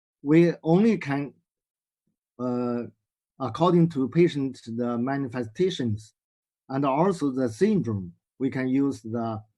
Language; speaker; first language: English; non-native, learner; Chinese